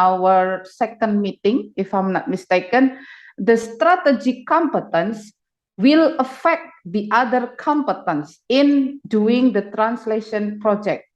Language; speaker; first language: English; non-native, fluent; Indonesian